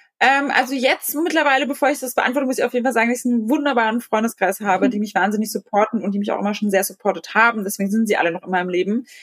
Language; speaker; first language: German; early bilingual, other home language; Polish